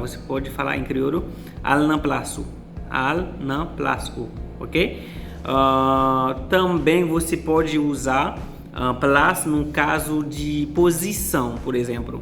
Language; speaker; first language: Portuguese; non-native, fluent; Haitian Creole